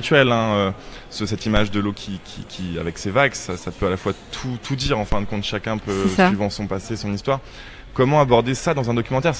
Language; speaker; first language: French; native; French